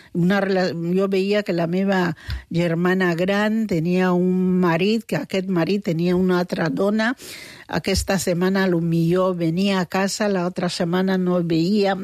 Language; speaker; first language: Catalan; non-native, fluent; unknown